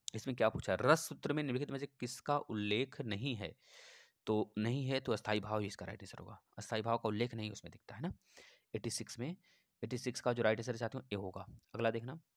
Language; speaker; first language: Hindi; native; Hindi